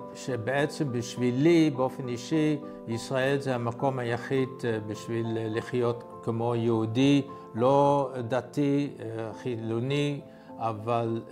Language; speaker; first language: Hebrew; non-native, fluent; Dutch